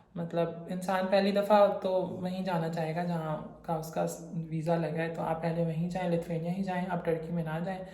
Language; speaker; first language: Urdu; non-native, local second language; Saraiki